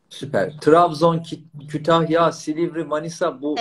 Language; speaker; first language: Turkish; native; Turkish